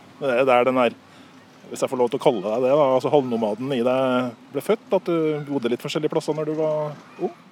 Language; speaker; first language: Norwegian; native; Norwegian